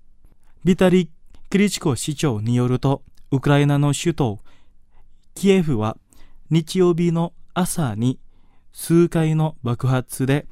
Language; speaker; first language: Japanese; non-native, fluent; Indonesian